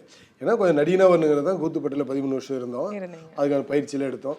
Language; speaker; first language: Tamil; native; Tamil